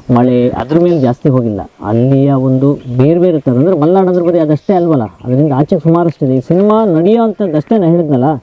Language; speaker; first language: Kannada; native; Kannada